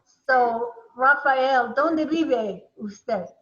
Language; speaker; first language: Spanish; non-native, learner; English